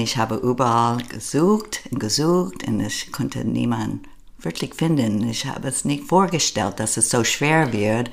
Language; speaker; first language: German; non-native, learner; English